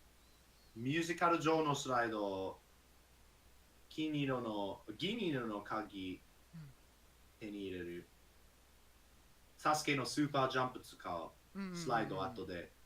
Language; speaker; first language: Japanese; non-native, learner; English